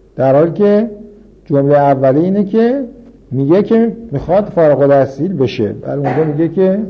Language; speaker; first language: Persian; native; Persian